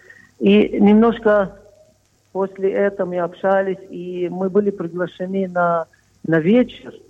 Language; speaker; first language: Russian; non-native, fluent; Arabic